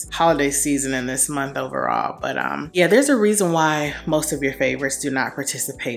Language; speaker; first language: English; native; English